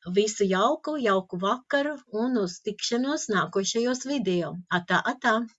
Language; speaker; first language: Latvian; non-native, local second language; Russian